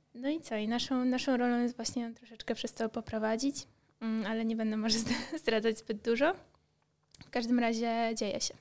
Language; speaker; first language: Polish; native; Polish